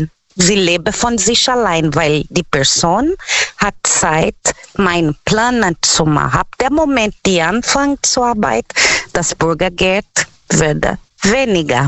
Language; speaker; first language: German; non-native, learner; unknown